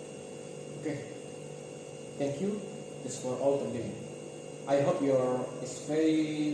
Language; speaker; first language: English; non-native, learner; Indonesian